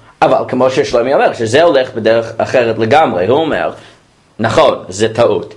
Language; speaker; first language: Hebrew; non-native, fluent; English